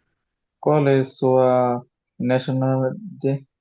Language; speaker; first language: Portuguese; non-native, learner; Bangla